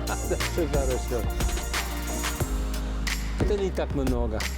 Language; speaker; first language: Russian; non-native, learner; Dutch